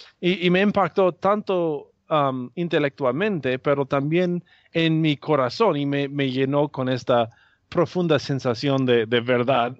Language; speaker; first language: Spanish; non-native, fluent; English